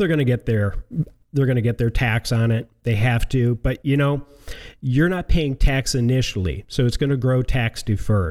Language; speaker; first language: English; native; English